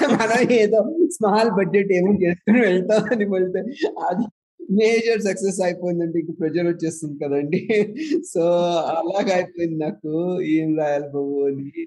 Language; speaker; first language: Telugu; non-native, local second language; Kannada